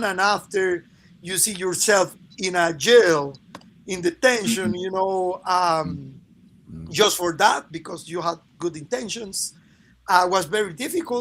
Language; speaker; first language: English; non-native, fluent; Spanish